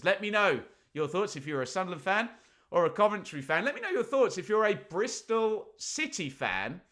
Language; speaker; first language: English; native; English